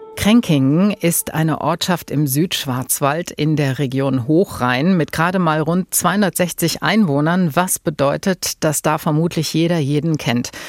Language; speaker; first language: German; native; German